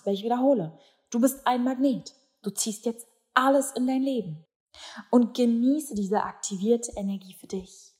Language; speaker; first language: German; native; German